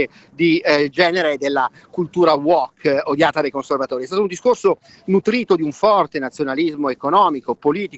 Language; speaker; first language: Italian; native; Italian